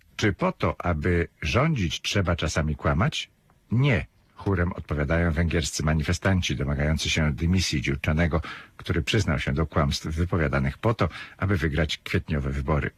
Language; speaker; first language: Polish; native; Polish